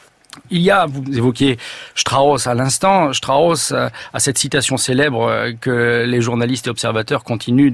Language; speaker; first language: French; native; French